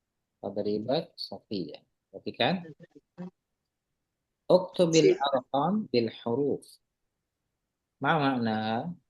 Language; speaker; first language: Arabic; non-native, fluent; Indonesian